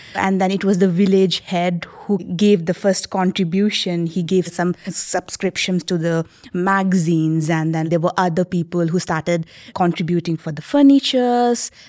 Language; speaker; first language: English; non-native, local second language; Nepali